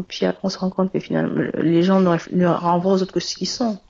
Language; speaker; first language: French; non-native, local second language; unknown